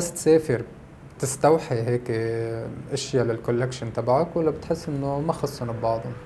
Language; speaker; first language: Arabic; native; Arabic